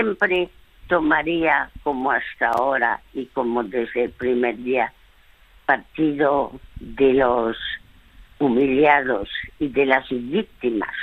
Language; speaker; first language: Spanish; early bilingual, other home language; French